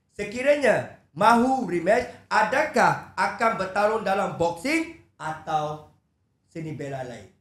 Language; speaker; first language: Malay; native; Malay